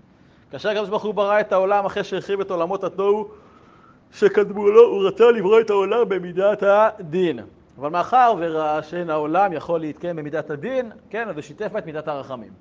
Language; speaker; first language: Hebrew; native; Hebrew